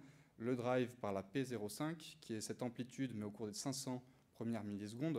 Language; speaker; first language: French; native; French